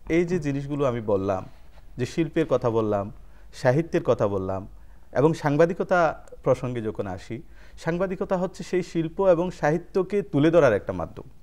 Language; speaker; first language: Bangla; native; Bangla